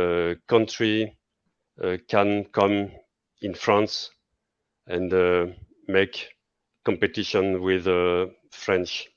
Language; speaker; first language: English; non-native, fluent; French